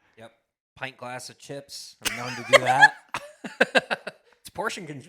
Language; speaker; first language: English; native; English